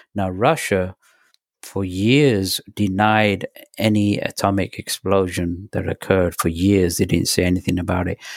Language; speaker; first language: English; native; English